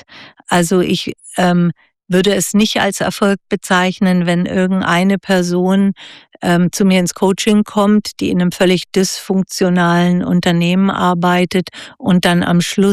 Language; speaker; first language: German; native; German